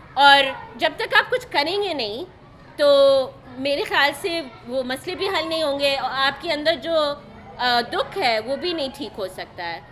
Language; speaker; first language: Urdu; early bilingual, heritage; Urdu